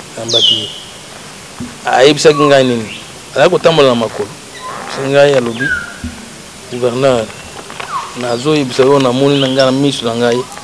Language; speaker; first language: Lingala; non-native, local second language; Luba-Lulua